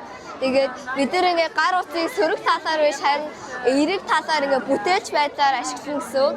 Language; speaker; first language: Mongolian; native; Mongolian